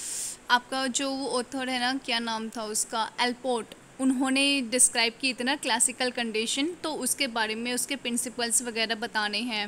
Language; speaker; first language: Hindi; native; Hindi